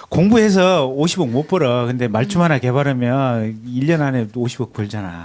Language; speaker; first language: Korean; native; Korean